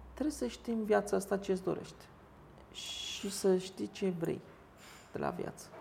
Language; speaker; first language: Romanian; early bilingual, other home language; Turkish